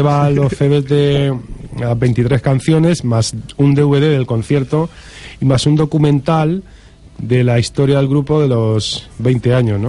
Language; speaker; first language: Spanish; native; Spanish